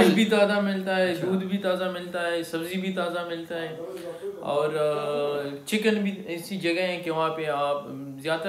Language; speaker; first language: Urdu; non-native, local second language; Pashto